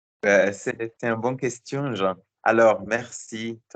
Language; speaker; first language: French; non-native, learner; Portuguese